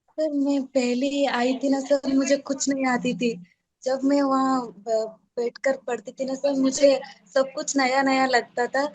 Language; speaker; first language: Hindi; non-native, local second language; Kannada